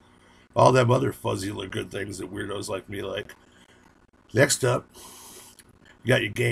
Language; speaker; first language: English; native; English